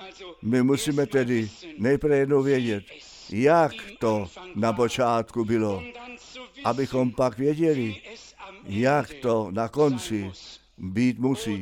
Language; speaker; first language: Czech; non-native, fluent; German